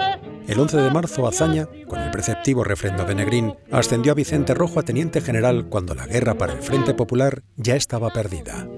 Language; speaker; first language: Spanish; native; Spanish